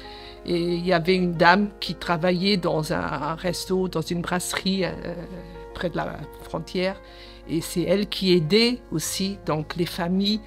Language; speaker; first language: French; early bilingual, other home language; Portuguese